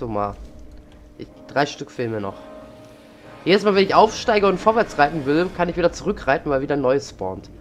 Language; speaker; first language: German; native; German